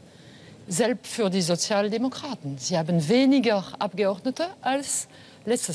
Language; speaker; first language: German; non-native, fluent; French